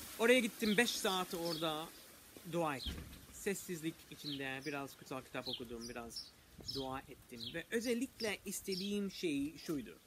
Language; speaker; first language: Turkish; non-native, fluent; English